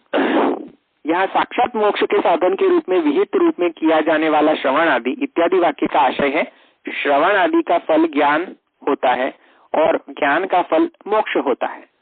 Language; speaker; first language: Hindi; non-native, local second language; Gujarati